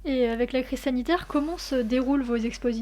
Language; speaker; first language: French; native; French